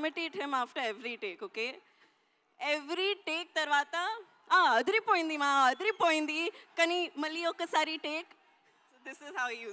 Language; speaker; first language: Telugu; non-native, learner; Hindi